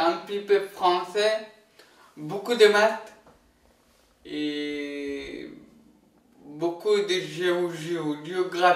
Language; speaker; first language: French; native; French